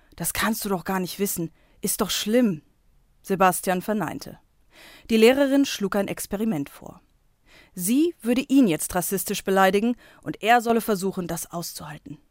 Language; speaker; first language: German; native; German